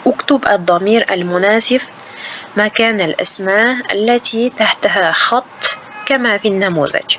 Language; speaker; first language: Arabic; non-native, fluent; Uzbek